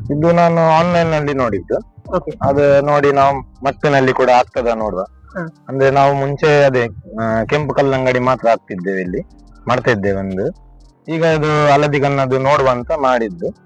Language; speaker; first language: Kannada; native; Kannada